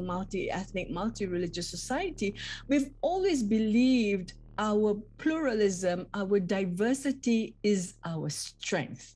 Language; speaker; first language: English; non-native, local second language; Malay